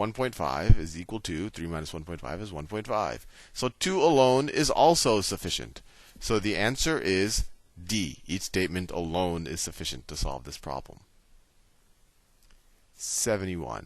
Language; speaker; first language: English; native; English